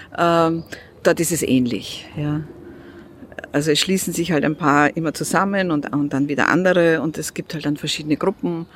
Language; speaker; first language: German; early bilingual, other home language; Russian